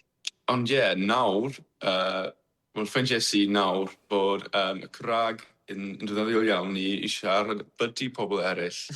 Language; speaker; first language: Welsh; non-native, learner; English